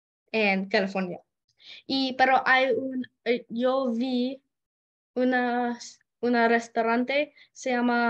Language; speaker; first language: Spanish; non-native, learner; English